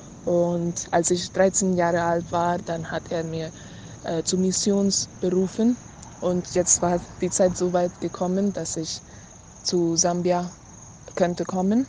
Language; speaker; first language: German; non-native, learner; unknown